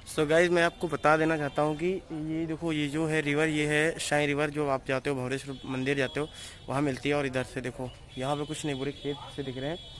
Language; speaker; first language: Hindi; native; Hindi